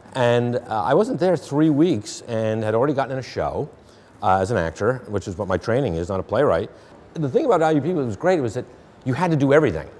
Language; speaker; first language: English; native; English